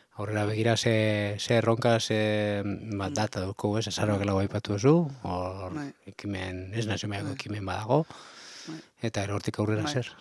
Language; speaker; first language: Basque; native; Basque